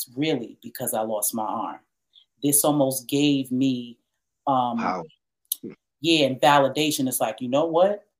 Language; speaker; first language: English; native; English